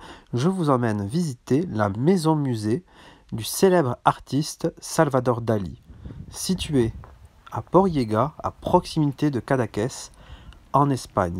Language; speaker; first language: French; native; French